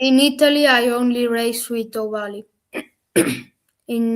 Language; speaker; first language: English; non-native, learner; German